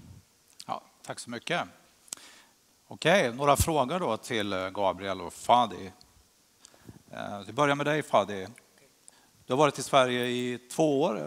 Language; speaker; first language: Swedish; native; Swedish